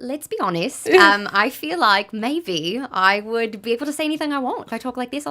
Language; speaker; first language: English; native; English